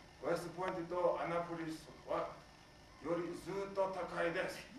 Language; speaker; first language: Japanese; non-native, learner; English